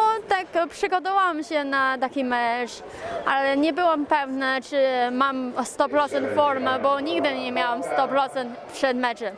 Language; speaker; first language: Polish; non-native, learner; Chinese